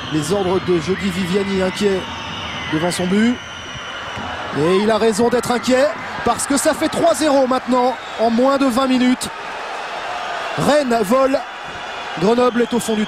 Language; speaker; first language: French; native; French